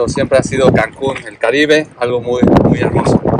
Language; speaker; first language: Spanish; native; Spanish